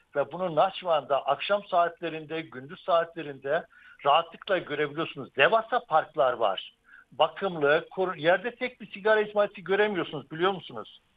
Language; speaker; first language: Turkish; native; Turkish